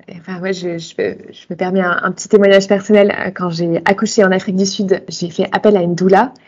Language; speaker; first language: French; native; French